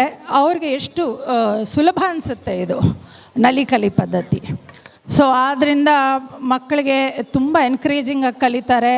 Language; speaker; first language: Kannada; non-native, local second language; Telugu